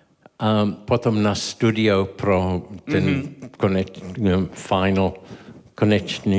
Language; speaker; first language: Czech; non-native, learner; English